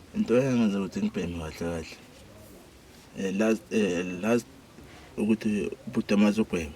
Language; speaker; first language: Zulu; non-native, local second language; Tswana